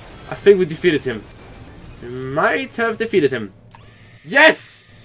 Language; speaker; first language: English; non-native, fluent; German